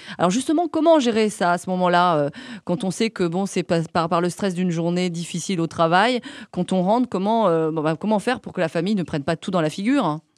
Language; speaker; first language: French; native; French